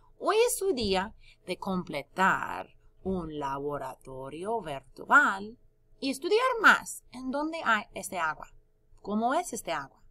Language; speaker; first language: Spanish; non-native, fluent; English